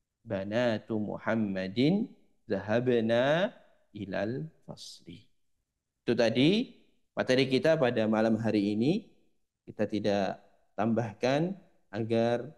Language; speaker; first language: Indonesian; native; Indonesian